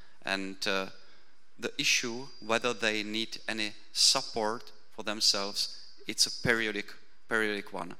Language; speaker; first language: English; non-native, fluent; Czech